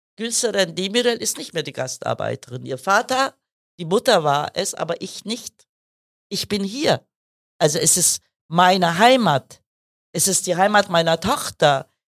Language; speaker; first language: German; early bilingual, other home language; Kurdish